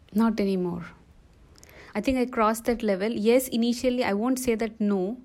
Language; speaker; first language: English; non-native, local second language; Telugu